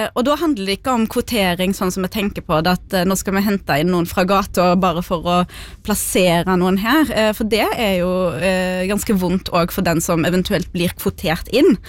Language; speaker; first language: Norwegian; early bilingual, other home language; Arabic